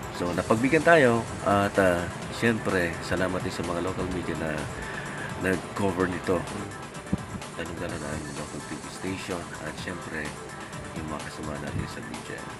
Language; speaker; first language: Filipino; non-native, local second language; Bikol